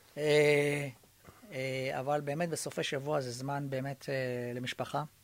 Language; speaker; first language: Hebrew; native; Hebrew